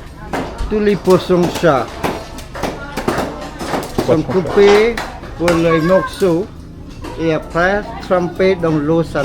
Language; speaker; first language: French; non-native, learner; Khmer